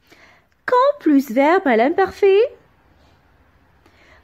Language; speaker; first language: French; non-native, local second language; Arabic